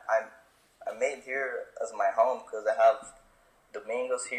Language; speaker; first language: English; non-native, fluent; Portuguese